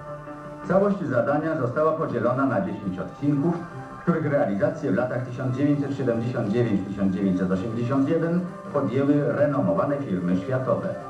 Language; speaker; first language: Polish; native; Polish